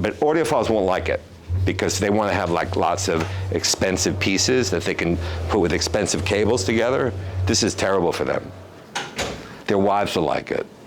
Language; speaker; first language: English; native; English